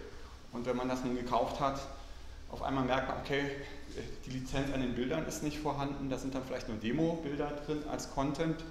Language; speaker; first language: German; native; German